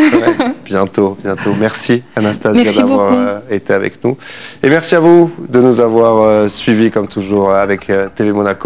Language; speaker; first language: French; native; French